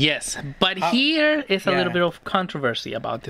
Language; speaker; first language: English; native; English